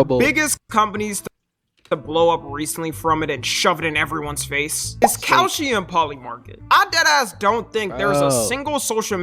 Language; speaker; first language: English; native; English